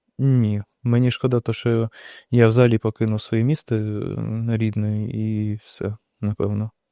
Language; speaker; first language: Ukrainian; non-native, local second language; Russian